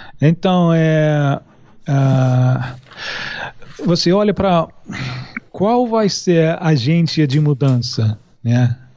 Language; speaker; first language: Portuguese; non-native, fluent; English